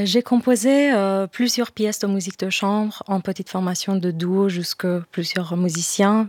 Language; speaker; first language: French; non-native, fluent; Persian